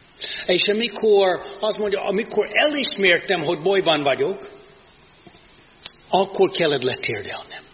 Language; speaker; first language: Hungarian; non-native, fluent; English